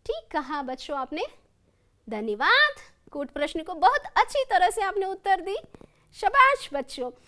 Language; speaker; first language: Hindi; non-native, local second language; Kannada